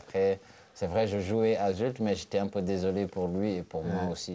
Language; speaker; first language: French; non-native, local second language; Wolof